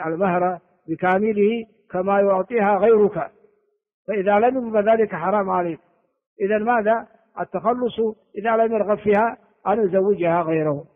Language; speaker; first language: Arabic; non-native, fluent; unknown